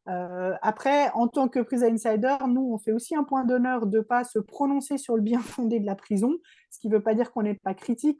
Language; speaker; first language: French; native; French